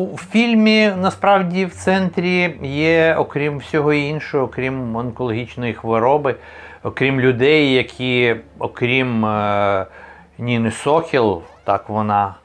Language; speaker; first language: Ukrainian; native; Ukrainian